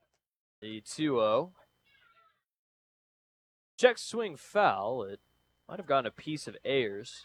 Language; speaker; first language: English; native; English